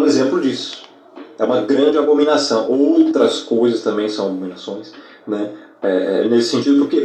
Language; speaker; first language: Portuguese; native; Portuguese